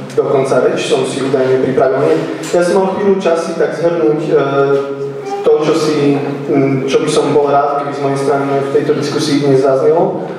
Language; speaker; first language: Slovak; native; Slovak